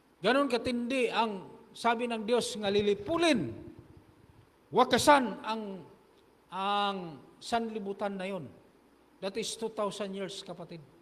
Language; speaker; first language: Filipino; non-native, local second language; Hiligaynon